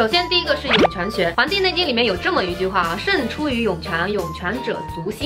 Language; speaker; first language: Chinese; native; Chinese